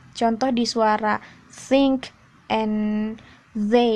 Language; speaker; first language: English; non-native, learner; Indonesian